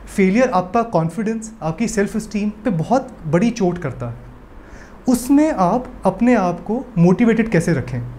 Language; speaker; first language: Hindi; native; Hindi